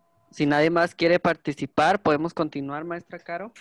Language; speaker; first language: Spanish; native; Spanish